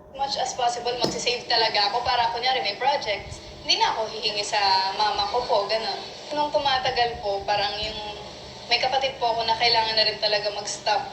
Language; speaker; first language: Filipino; non-native, local second language; Cebuano